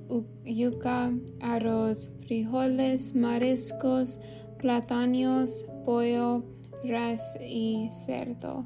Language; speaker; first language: Spanish; non-native, learner; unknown